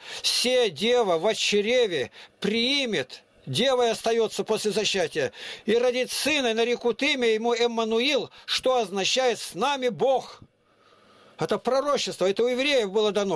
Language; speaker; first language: Russian; native; Russian